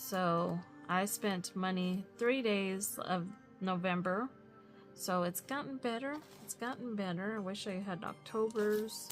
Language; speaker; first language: English; native; English